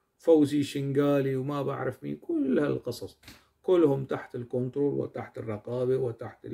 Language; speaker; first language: Arabic; non-native, local second language; Kurdish